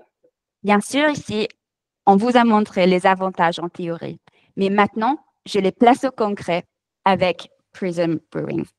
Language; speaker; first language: French; non-native, fluent; English